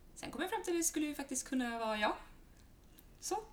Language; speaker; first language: Swedish; native; Swedish